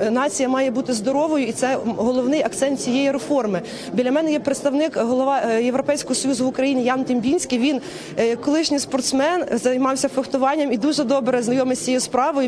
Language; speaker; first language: Ukrainian; native; Ukrainian